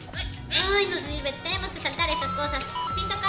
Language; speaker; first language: Spanish; native; Spanish